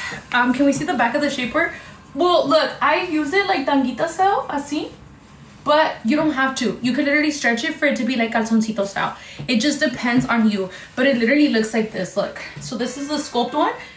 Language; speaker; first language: English; early bilingual, other home language; Spanish